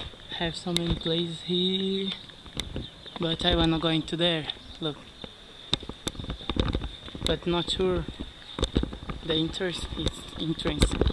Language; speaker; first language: English; non-native, learner; Portuguese